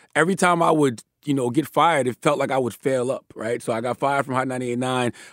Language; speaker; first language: English; native; English